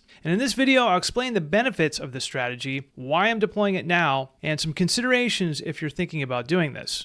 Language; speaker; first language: English; native; English